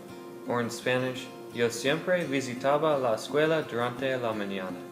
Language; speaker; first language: Spanish; non-native, learner; English